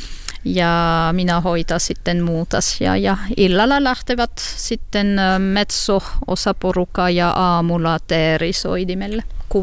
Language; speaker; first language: Finnish; non-native, learner; French